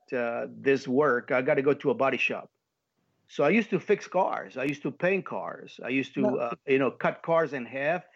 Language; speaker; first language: English; early bilingual, heritage; Spanish